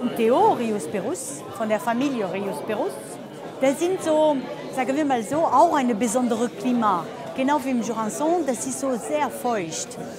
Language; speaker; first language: German; non-native, fluent; French